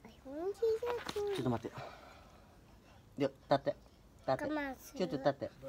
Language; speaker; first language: Japanese; non-native, learner; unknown